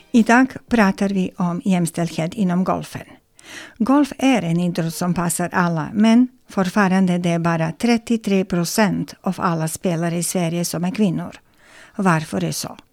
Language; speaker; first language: Swedish; non-native, fluent; Serbian